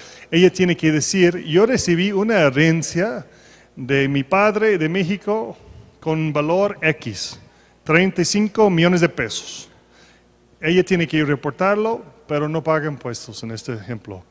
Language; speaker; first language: Spanish; non-native, fluent; English